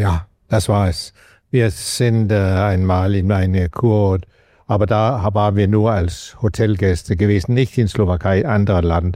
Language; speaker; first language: German; non-native, fluent; Danish